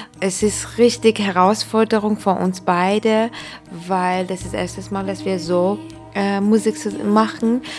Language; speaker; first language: German; non-native, learner; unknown